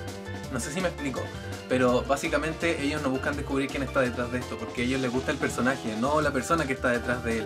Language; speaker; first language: Spanish; native; Spanish